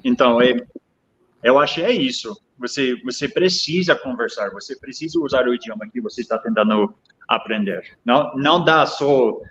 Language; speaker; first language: Portuguese; non-native, fluent; English